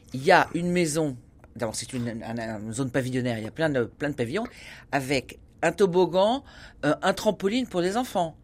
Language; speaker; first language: French; native; French